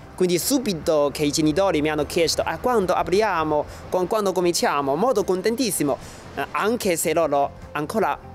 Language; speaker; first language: Italian; non-native, learner; Chinese